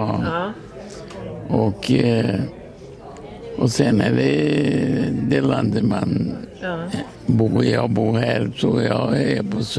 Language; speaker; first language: Swedish; early bilingual, other home language; Portuguese